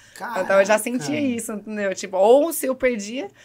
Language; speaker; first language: Portuguese; early bilingual, heritage; English